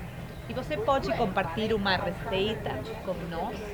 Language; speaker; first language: Portuguese; non-native, fluent; Spanish